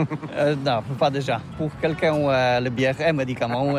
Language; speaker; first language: French; non-native, learner; Polish